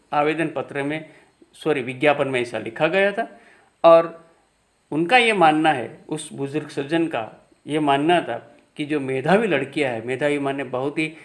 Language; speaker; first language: Hindi; non-native, local second language; Gujarati